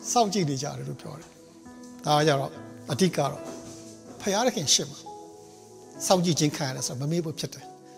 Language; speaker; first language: Burmese; non-native, local second language; Hakha Chin